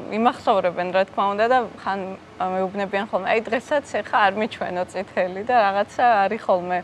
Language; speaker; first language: Georgian; native; Georgian